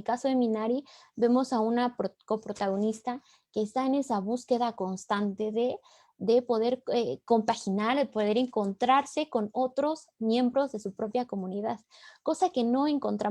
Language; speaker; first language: Spanish; native; Spanish